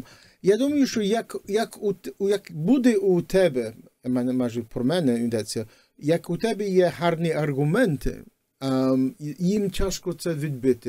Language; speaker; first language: Ukrainian; early bilingual, heritage; Ukrainian